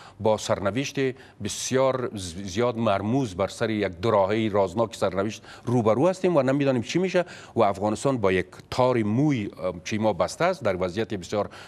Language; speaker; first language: Persian; native; Persian